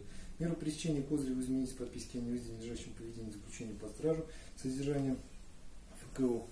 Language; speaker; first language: Russian; native; Russian